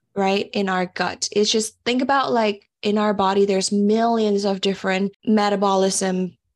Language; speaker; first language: English; early bilingual, other home language; Indonesian